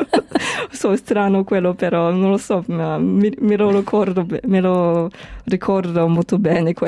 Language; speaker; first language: Italian; non-native, fluent; English